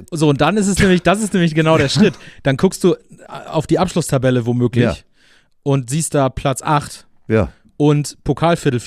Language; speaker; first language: German; native; German